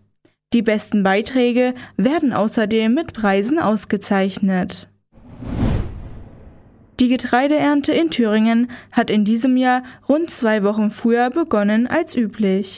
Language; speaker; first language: German; native; German